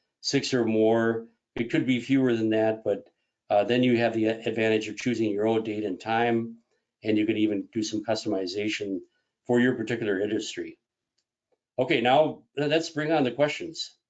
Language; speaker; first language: English; native; English